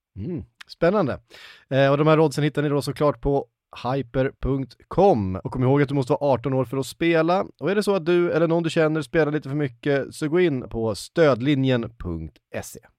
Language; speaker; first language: Swedish; native; Swedish